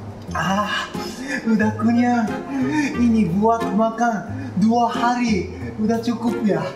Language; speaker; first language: Indonesian; non-native, learner; Japanese